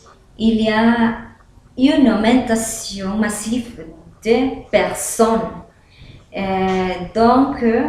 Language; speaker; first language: French; non-native, learner; Spanish